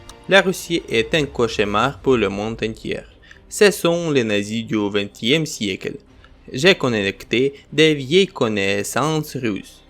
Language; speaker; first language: French; non-native, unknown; Ukrainian